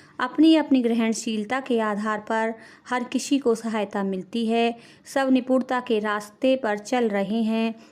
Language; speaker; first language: Hindi; native; Hindi